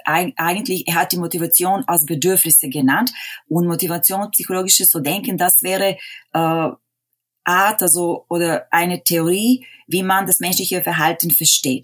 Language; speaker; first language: German; non-native, fluent; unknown